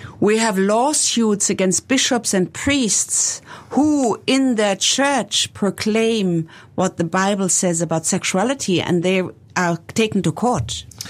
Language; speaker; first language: English; non-native, fluent; German